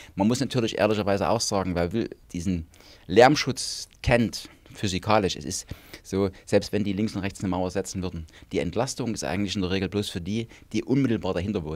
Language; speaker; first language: German; native; German